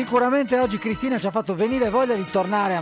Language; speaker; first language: Italian; native; Italian